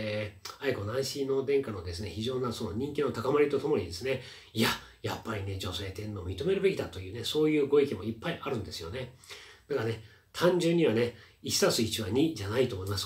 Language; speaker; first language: Japanese; native; Japanese